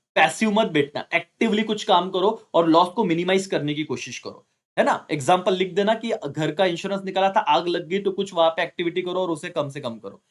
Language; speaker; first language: Hindi; non-native, local second language; Marathi